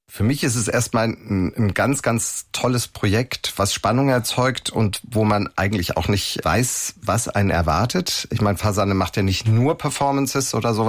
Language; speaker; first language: German; native; German